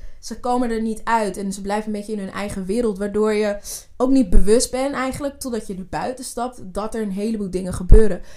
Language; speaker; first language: Dutch; early bilingual, other home language; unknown